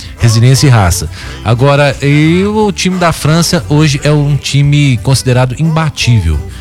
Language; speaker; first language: Portuguese; native; Portuguese